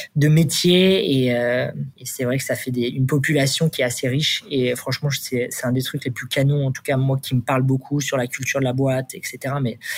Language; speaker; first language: French; native; French